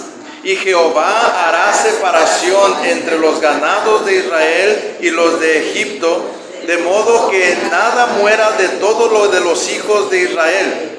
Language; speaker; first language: Spanish; native; Spanish